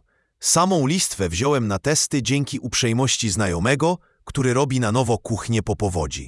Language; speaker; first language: Polish; native; Polish